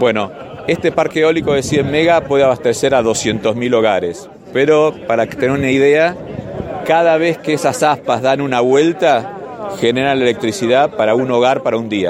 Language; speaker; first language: Spanish; native; Spanish